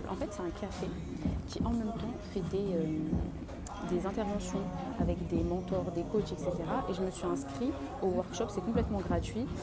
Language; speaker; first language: French; native; French